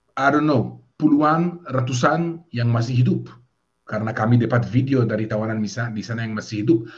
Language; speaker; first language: Indonesian; non-native, fluent; Hebrew